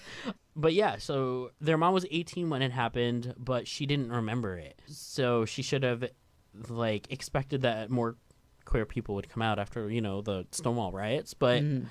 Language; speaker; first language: English; native; English